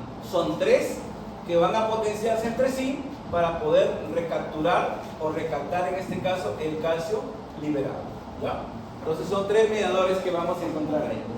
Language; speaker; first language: Spanish; native; Spanish